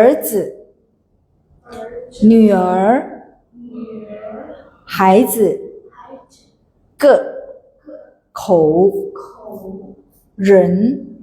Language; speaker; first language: Chinese; non-native, fluent; Indonesian